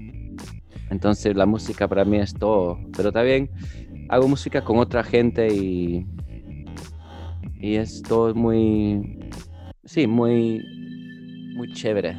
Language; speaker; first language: Spanish; early bilingual, heritage; English